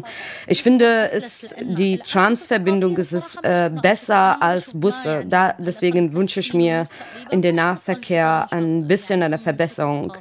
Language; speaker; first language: German; non-native, learner; Arabic